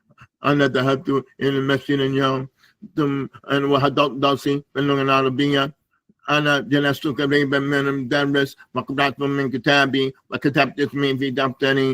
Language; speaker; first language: Arabic; non-native, fluent; English